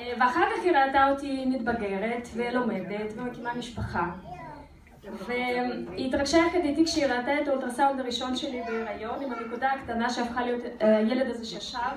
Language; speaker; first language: Hebrew; non-native, fluent; Russian